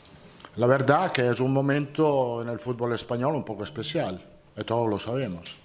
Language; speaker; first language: Spanish; non-native, fluent; Italian